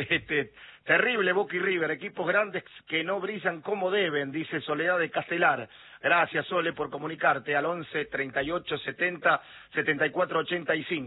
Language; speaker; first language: Spanish; native; Spanish